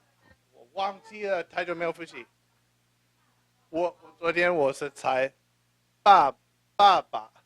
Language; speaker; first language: Chinese; early bilingual, heritage; English